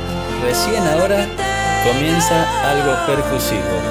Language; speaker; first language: Spanish; native; Spanish